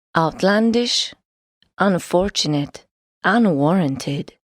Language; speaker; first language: English; non-native, fluent; Polish